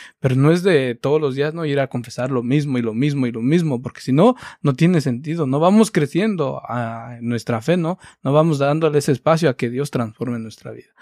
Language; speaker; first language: Spanish; native; Spanish